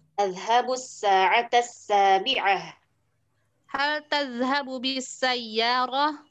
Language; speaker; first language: Arabic; non-native, learner; Indonesian